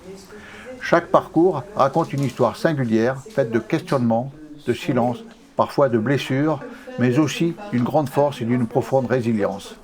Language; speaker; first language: French; native; French